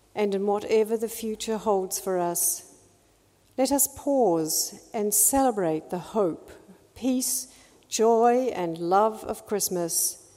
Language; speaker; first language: English; native; English